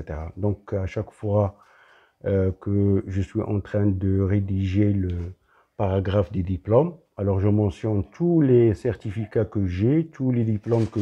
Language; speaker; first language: French; non-native, local second language; Arabic